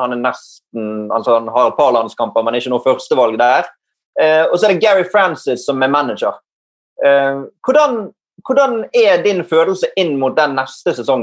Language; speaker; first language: Norwegian; native; Norwegian